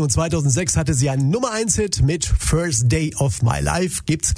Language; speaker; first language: German; native; German